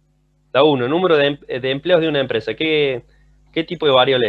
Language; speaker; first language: Spanish; native; Spanish